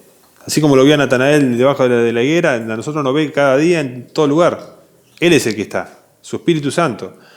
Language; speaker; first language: Spanish; native; Spanish